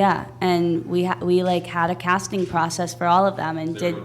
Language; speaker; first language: English; native; English